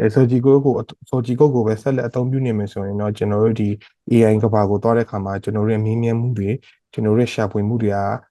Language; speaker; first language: Burmese; non-native, local second language; Karen languages